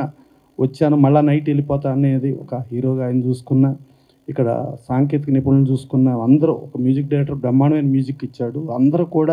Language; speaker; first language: Telugu; native; Telugu